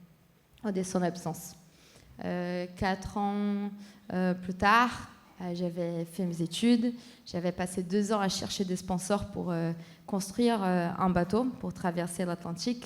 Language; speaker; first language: French; non-native, fluent; Portuguese